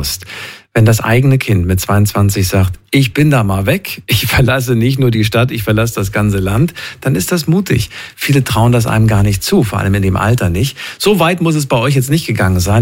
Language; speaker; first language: German; native; German